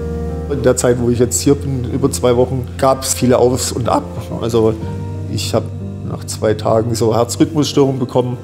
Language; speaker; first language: German; native; German